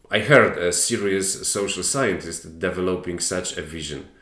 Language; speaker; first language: English; non-native, fluent; Polish